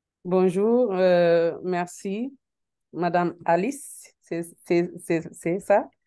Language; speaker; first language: French; non-native, learner; Portuguese